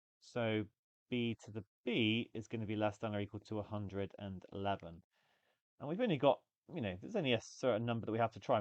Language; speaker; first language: English; native; English